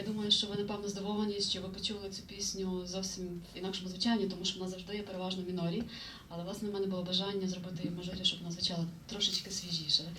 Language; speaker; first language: Ukrainian; native; Ukrainian